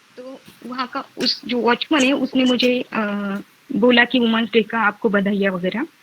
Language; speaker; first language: Hindi; non-native, local second language; Marathi